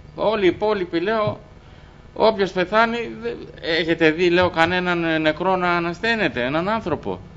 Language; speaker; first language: Greek; early bilingual, other home language; Albanian